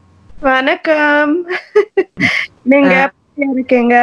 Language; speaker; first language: Tamil; non-native, learner; English